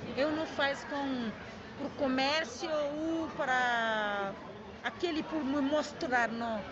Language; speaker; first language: Portuguese; non-native, fluent; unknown